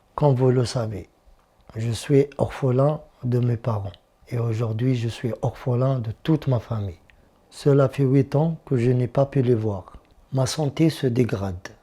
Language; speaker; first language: French; non-native, local second language; Arabic